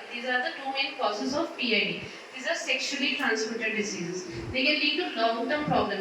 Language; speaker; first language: English; non-native, local second language; Malayalam